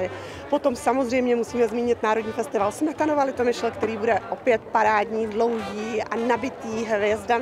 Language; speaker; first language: Czech; native; Czech